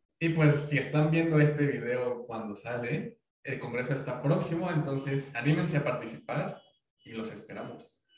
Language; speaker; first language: Spanish; native; Spanish